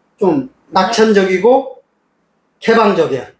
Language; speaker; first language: Korean; native; Korean